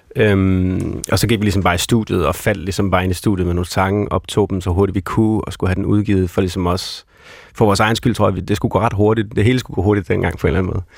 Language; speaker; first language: Danish; native; Danish